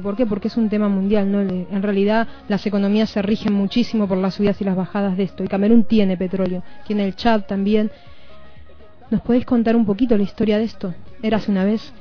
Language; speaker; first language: Spanish; native; Spanish